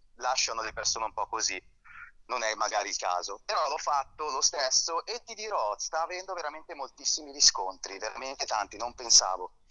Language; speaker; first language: Italian; native; Italian